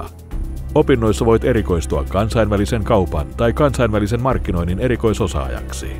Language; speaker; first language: Finnish; native; Finnish